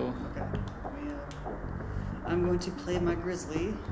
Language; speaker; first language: English; native; English